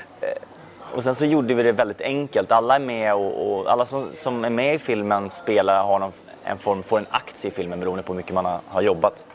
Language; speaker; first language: Swedish; native; Swedish